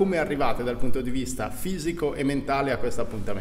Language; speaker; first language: Italian; native; Italian